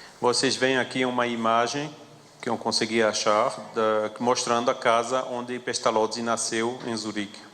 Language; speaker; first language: Portuguese; non-native, fluent; French